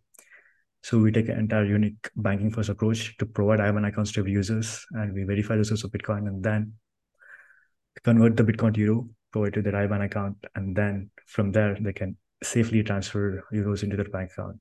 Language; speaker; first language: English; non-native, local second language; Kannada